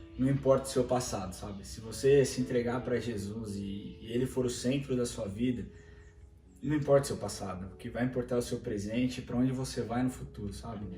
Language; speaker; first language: Portuguese; native; Portuguese